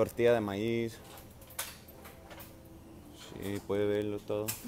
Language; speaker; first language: Spanish; non-native, learner; English